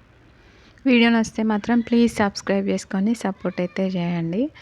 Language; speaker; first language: Telugu; native; Telugu